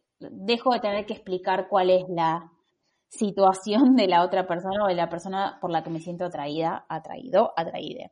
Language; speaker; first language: Spanish; native; Spanish